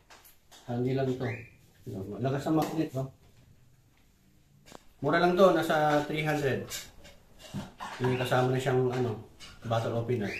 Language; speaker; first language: Filipino; native; Filipino